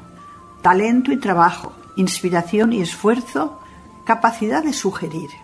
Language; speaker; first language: Spanish; native; Spanish